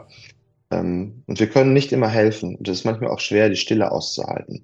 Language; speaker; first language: German; native; German